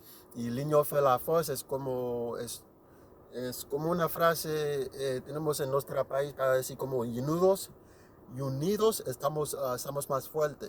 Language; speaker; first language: Spanish; non-native, learner; Haitian Creole